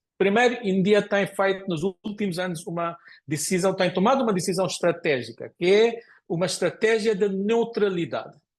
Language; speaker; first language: Portuguese; non-native, fluent; Konkani